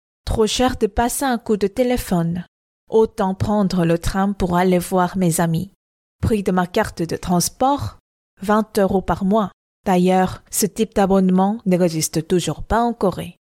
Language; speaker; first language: French; non-native, fluent; Korean